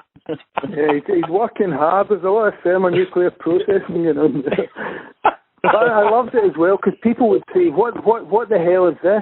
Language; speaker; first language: English; native; English